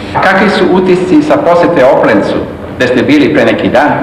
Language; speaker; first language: Bosnian; native; Bosnian